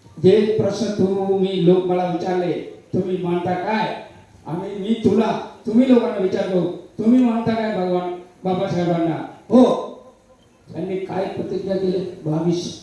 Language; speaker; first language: Marathi; non-native, fluent; Sinhala